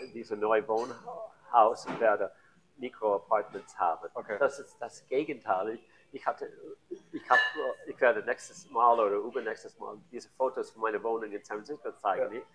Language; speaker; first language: German; non-native, learner; English